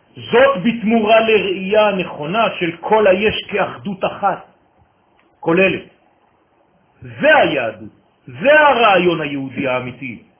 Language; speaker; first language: Hebrew; non-native, fluent; French